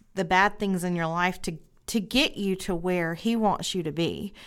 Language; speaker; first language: English; native; English